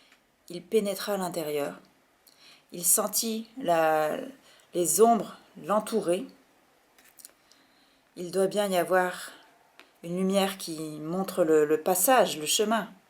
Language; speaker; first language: French; native; French